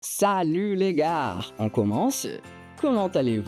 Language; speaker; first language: French; non-native, fluent; Portuguese